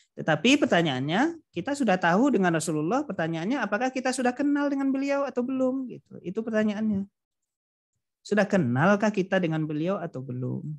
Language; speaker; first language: Indonesian; non-native, local second language; Minangkabau